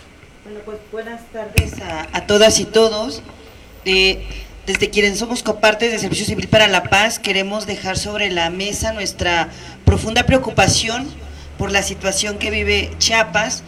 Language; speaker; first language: Spanish; native; Spanish